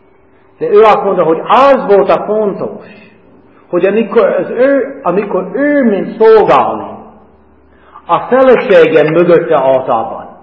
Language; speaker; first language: Hungarian; non-native, fluent; English